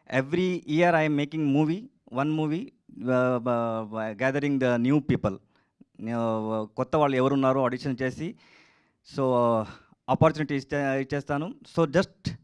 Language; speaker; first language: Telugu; non-native, learner; Kannada